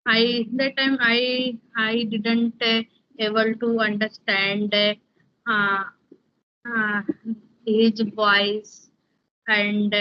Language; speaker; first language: English; non-native, learner; Hindi